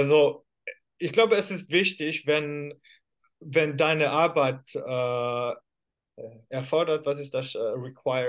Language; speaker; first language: German; non-native, fluent; Finnish